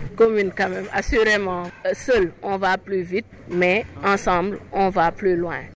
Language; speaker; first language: French; non-native, local second language; Wolof